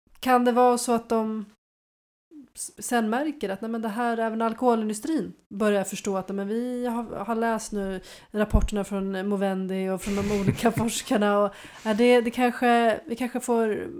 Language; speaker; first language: Swedish; native; Swedish